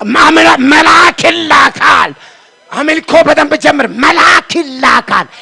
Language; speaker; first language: Amharic; non-native, local second language; Wolaytta